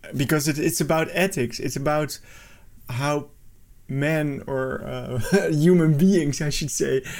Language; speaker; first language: English; non-native, fluent; Dutch